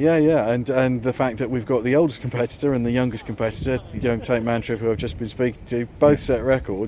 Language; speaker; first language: English; native; English